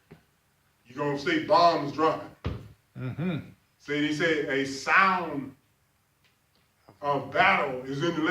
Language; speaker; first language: English; native; English